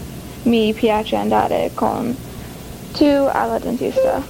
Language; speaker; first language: Italian; non-native, learner; English